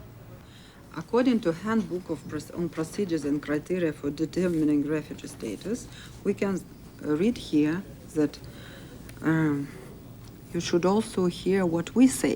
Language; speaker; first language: English; non-native, learner; Russian